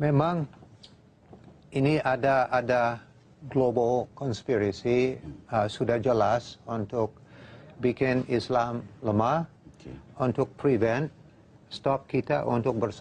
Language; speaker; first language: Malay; non-native, fluent; English